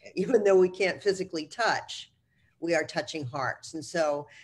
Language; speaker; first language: English; native; English